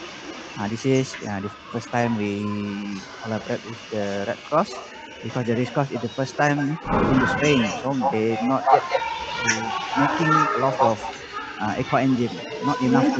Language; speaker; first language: English; non-native, learner; Indonesian